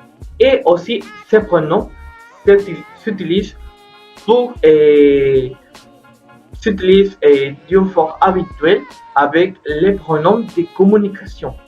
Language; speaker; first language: French; non-native, learner; Spanish